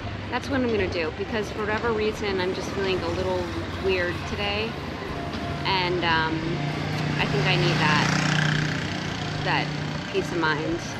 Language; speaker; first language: English; native; English